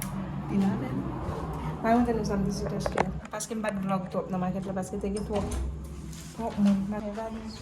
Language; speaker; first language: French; non-native, learner; Haitian Creole